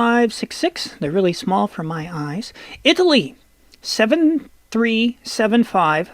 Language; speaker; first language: English; native; English